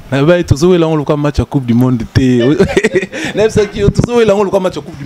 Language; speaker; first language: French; non-native, local second language; Lingala